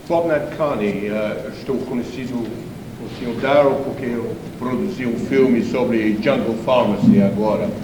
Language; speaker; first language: Portuguese; non-native, fluent; English